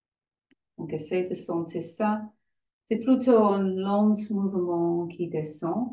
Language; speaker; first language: French; non-native, fluent; English